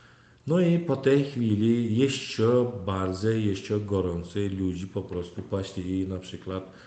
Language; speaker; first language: Polish; non-native, fluent; Turkmen